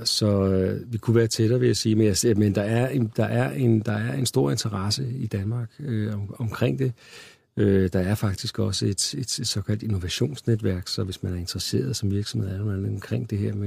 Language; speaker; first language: Danish; native; Danish